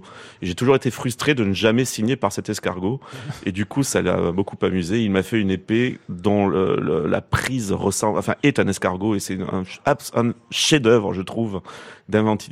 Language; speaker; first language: French; native; French